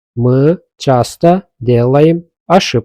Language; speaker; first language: Russian; non-native, fluent; Azerbaijani